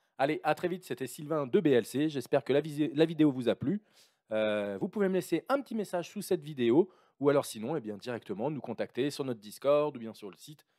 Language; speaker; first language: French; native; French